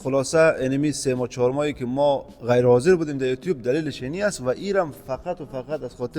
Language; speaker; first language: Persian; native; Persian